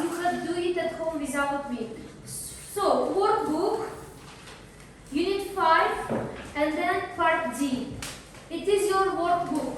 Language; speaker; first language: English; non-native, fluent; Uzbek